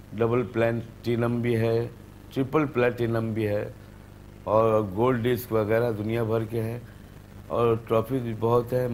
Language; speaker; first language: Hindi; non-native, local second language; Urdu